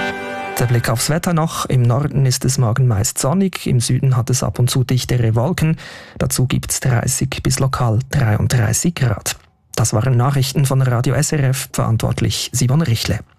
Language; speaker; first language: German; native; German